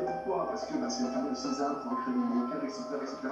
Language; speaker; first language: French; native; French